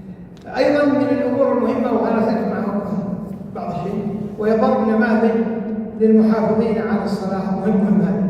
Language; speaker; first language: Arabic; native; Arabic